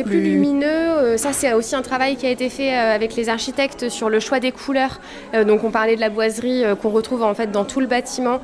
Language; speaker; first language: French; native; French